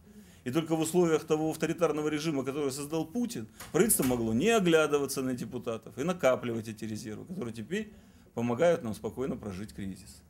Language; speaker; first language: Russian; native; Russian